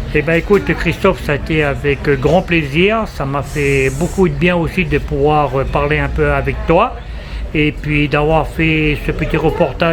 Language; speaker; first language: French; native; French